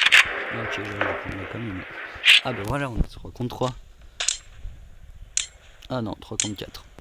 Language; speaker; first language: French; native; French